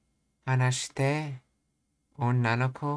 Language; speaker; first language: Japanese; non-native, learner; English